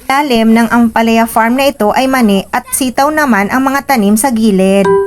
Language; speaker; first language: Filipino; non-native, local second language; Bikol